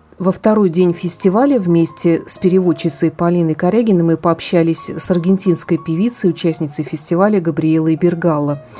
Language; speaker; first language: Russian; native; Russian